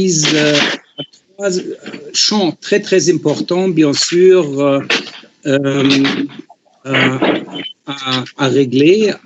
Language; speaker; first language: French; non-native, fluent; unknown